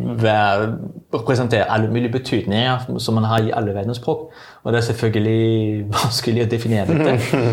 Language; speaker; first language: Norwegian; non-native, fluent; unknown